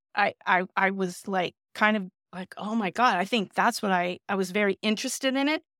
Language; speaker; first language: English; native; English